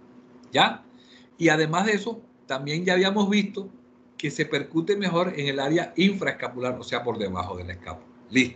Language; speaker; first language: Spanish; native; Spanish